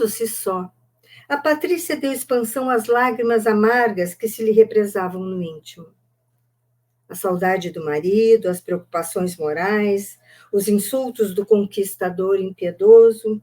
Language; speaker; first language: Portuguese; native; Portuguese